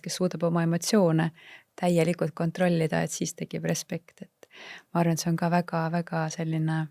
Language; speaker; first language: Estonian; native; Estonian